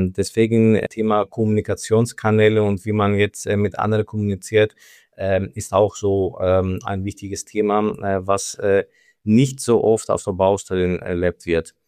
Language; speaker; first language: German; non-native, fluent; Greek